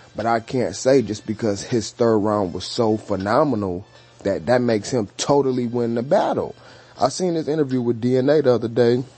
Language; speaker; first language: English; native; English